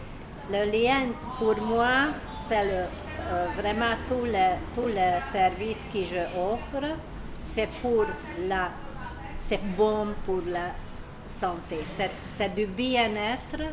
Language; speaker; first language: French; non-native, learner; Hungarian